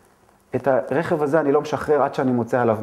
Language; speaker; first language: Hebrew; native; Hebrew